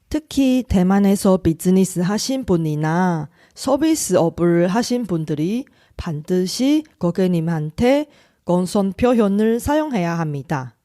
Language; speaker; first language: Korean; non-native, fluent; Chinese